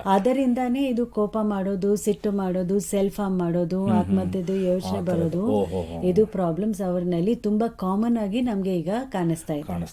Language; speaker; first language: Kannada; non-native, local second language; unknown